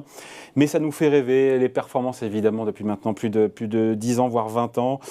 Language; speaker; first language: French; native; French